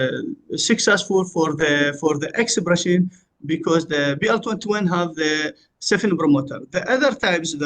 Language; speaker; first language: English; non-native, learner; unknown